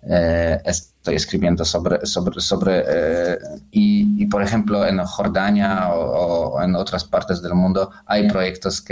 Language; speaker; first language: Spanish; non-native, learner; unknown